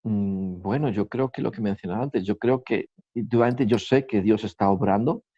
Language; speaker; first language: Spanish; native; Spanish